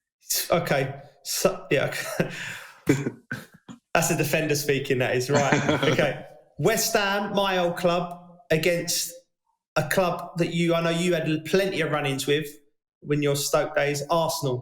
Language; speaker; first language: English; native; English